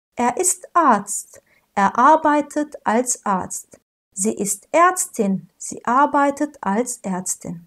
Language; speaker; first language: German; non-native, fluent; Turkish